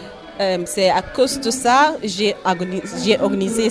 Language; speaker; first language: French; non-native, fluent; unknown